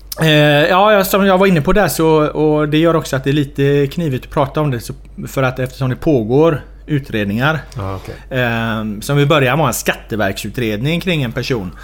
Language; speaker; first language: Swedish; native; Swedish